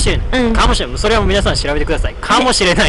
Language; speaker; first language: Japanese; native; Japanese